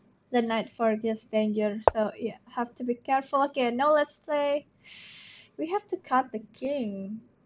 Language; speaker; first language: English; non-native, fluent; Indonesian